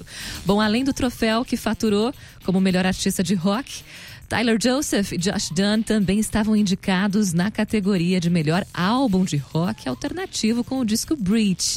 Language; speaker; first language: Portuguese; native; Portuguese